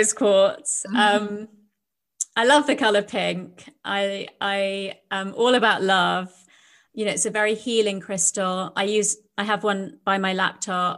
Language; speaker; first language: English; native; English